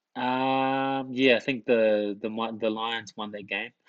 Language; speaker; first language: English; early bilingual, other home language; Tongan